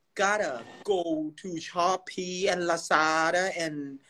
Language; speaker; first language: English; non-native, learner; Thai